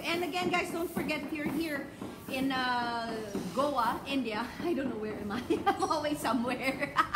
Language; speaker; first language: English; non-native, local second language; Filipino